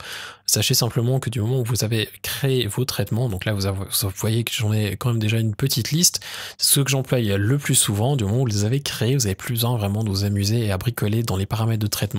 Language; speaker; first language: French; native; French